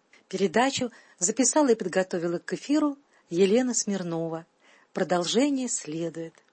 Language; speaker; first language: Russian; native; Russian